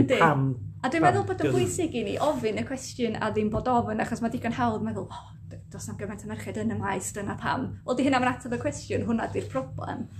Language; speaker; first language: Welsh; native; Welsh